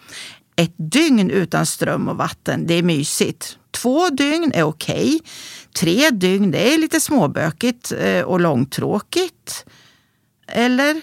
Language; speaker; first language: Swedish; native; Swedish